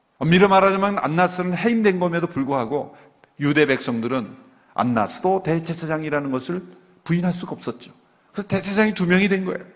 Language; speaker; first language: Korean; native; Korean